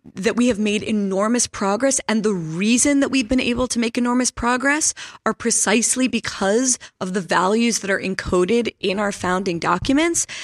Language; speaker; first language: English; native; English